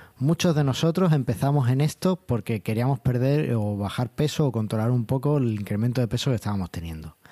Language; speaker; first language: Spanish; native; Spanish